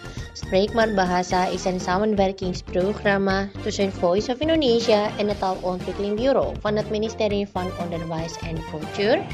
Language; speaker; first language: Dutch; non-native, learner; Indonesian